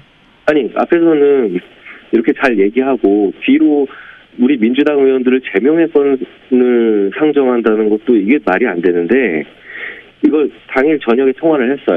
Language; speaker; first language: Korean; native; Korean